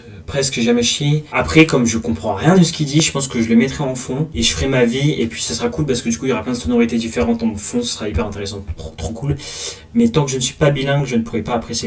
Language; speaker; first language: French; native; French